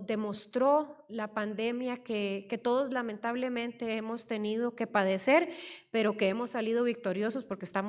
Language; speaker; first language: Spanish; native; Spanish